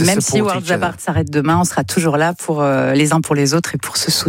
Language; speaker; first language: French; native; French